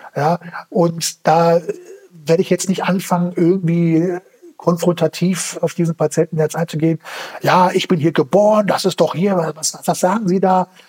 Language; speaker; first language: German; early bilingual, other home language; Turkish